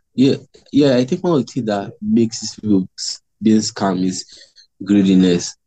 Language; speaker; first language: English; non-native, local second language; Igbo